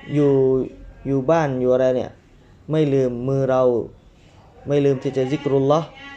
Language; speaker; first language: Thai; non-native, local second language; Malay